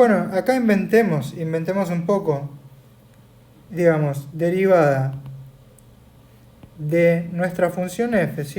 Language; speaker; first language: Spanish; native; Spanish